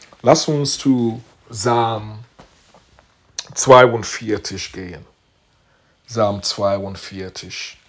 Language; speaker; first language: German; non-native, learner; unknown